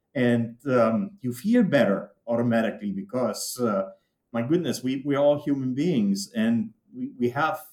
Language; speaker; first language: English; non-native, fluent; German